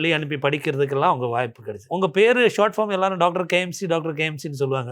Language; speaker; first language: Tamil; native; Tamil